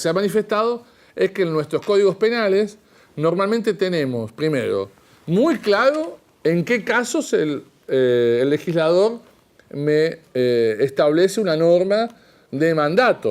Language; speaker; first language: Spanish; native; Spanish